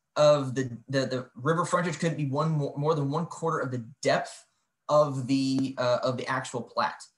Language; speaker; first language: English; native; English